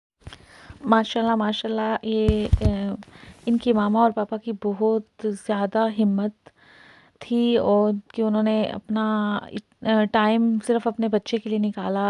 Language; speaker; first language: Hindi; native; Hindi